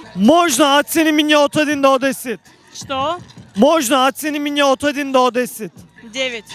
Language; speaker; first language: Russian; non-native, learner; Turkish